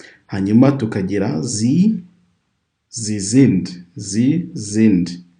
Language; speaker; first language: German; non-native, fluent; Kinyarwanda